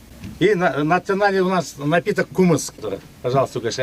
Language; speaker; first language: Russian; non-native, local second language; Kyrgyz